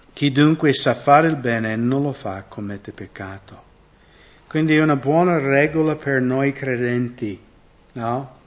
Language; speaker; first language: Italian; non-native, fluent; English